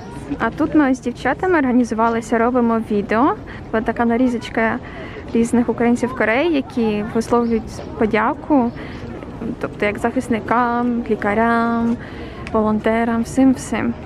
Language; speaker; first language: Ukrainian; native; Ukrainian